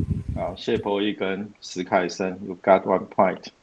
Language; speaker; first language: Chinese; native; Chinese